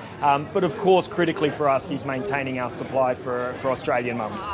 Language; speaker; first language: English; native; English